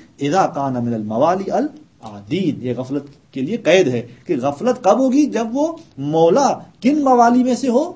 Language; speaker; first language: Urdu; native; Urdu